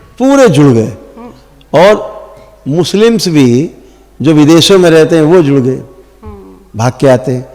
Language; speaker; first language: Hindi; native; Hindi